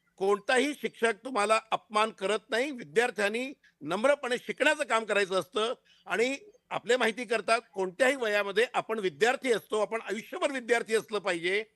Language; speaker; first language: Marathi; non-native, local second language; Hindi